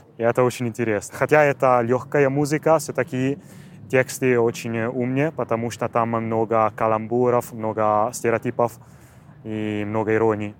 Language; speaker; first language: Russian; non-native, fluent; Italian